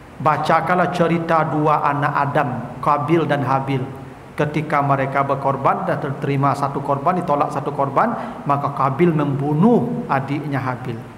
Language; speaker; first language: Malay; non-native, local second language; Minangkabau